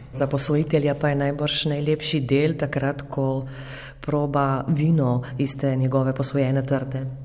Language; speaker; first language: Slovenian; native; Slovenian